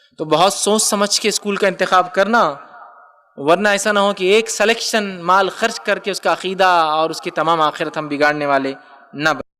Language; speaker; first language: Urdu; native; Urdu